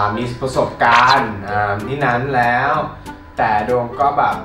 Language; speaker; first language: Thai; early bilingual, heritage; English